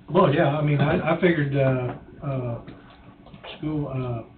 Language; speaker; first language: English; native; English